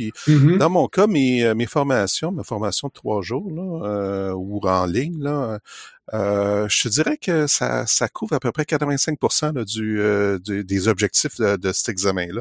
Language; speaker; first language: French; native; French